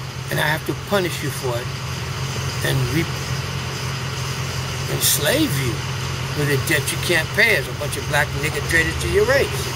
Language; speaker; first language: English; native; English